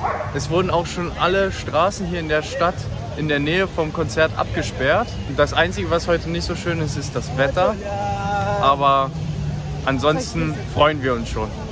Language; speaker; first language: German; native; German